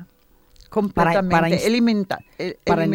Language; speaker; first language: Spanish; non-native, learner; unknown